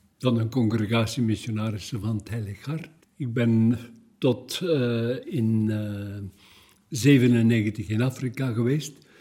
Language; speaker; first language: Dutch; native; Dutch